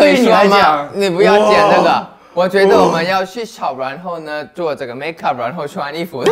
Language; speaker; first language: Chinese; non-native, learner; Thai